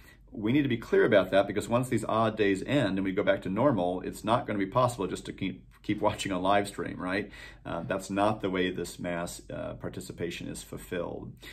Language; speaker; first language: English; native; English